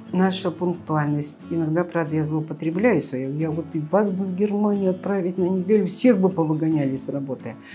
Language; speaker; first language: Russian; native; Russian